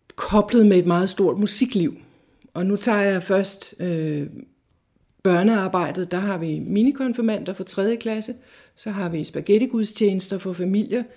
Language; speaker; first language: Danish; native; Danish